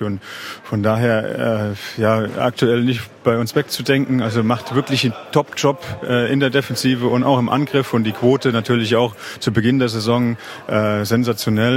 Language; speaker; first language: German; native; German